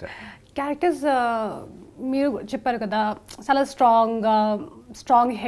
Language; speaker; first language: Telugu; non-native, local second language; Hindi